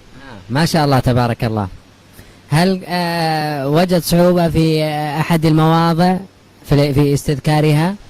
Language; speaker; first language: Arabic; native; Arabic